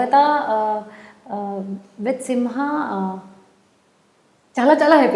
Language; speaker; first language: Telugu; non-native, learner; Hindi